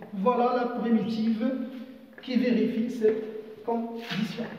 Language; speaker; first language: French; non-native, local second language; Arabic